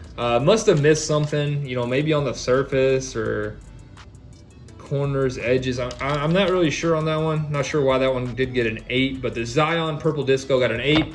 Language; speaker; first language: English; native; English